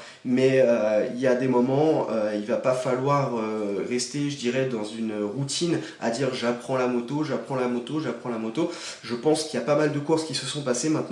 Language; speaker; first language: French; native; French